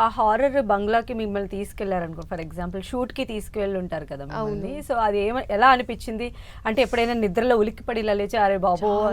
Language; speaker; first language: Telugu; native; Telugu